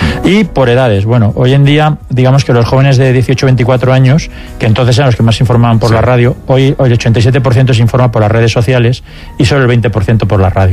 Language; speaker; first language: Spanish; native; Spanish